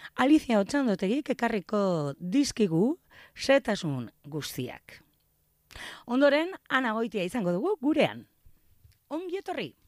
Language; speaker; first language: Basque; native; Basque